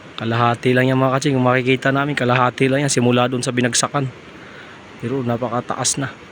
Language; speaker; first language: Filipino; non-native, local second language; Cebuano